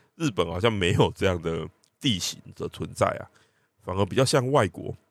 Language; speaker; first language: Chinese; native; Chinese